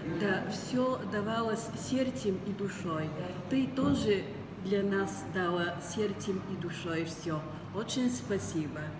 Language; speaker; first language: Russian; non-native, learner; Bulgarian